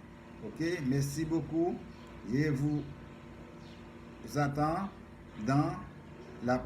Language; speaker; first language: French; non-native, fluent; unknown